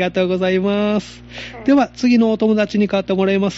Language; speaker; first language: Japanese; native; Japanese